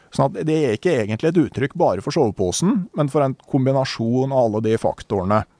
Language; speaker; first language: Norwegian; native; Norwegian